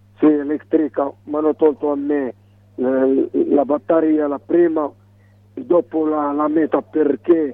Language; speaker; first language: Italian; non-native, learner; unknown